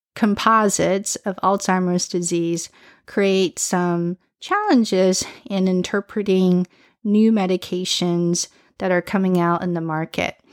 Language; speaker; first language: English; early bilingual, other home language; Chinese